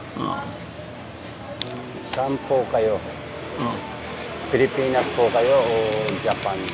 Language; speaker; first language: Filipino; non-native, learner; Japanese